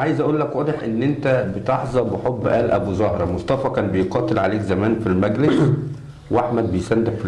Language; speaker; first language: Arabic; native; Arabic